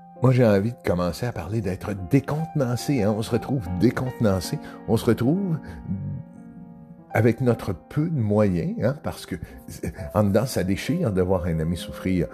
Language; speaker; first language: French; native; French